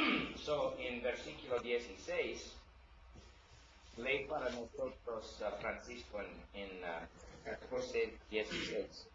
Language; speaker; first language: Spanish; non-native, learner; English